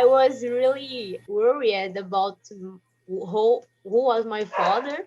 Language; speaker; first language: English; non-native, learner; Portuguese